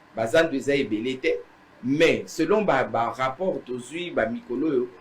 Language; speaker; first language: Lingala; native; Lingala